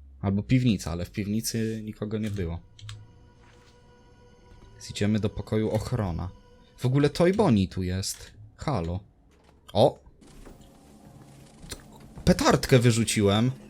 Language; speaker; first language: Polish; native; Polish